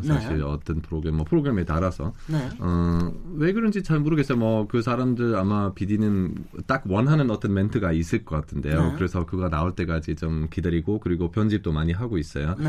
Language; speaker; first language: Korean; non-native, fluent; German